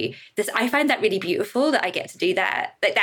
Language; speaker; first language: English; native; English